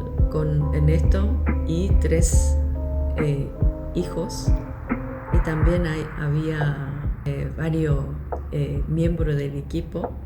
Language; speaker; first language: Spanish; non-native, local second language; Korean